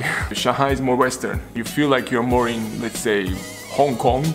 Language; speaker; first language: English; non-native, fluent; Serbian